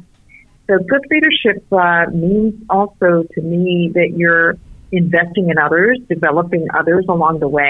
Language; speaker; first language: English; early bilingual, other home language; Arabic